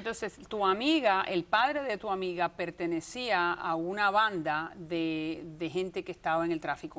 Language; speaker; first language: Spanish; native; Spanish